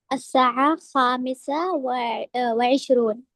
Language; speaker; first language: Arabic; non-native, learner; Urdu